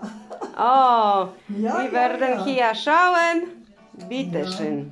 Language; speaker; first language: German; non-native, learner; Polish